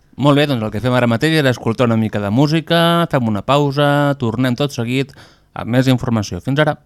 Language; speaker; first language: Catalan; native; Catalan